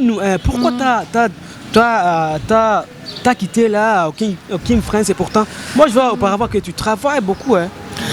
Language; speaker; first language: French; non-native, local second language; Rundi